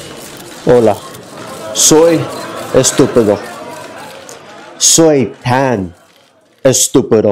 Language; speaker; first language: Spanish; non-native, learner; English